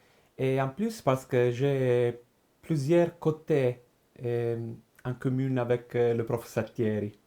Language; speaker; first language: French; non-native, fluent; Italian